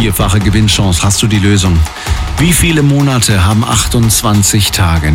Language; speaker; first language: German; native; German